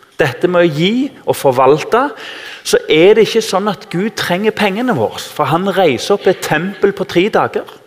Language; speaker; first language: Norwegian; native; Norwegian